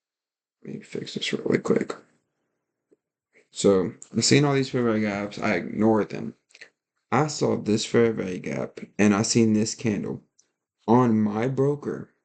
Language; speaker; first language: English; native; English